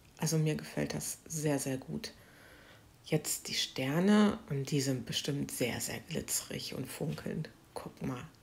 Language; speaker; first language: German; native; German